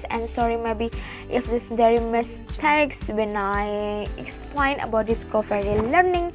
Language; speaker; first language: English; non-native, learner; Indonesian